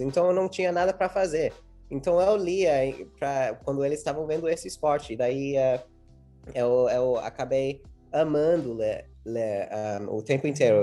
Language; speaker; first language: Portuguese; early bilingual, heritage; English